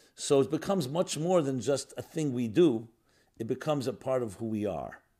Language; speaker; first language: English; native; English